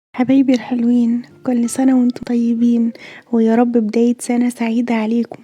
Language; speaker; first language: Arabic; native; Arabic